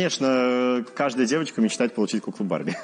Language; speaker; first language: Russian; native; Russian